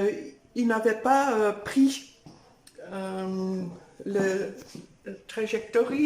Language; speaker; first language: French; non-native, fluent; Dutch